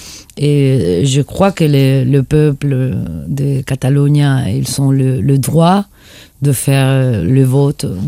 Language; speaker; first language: French; non-native, fluent; Spanish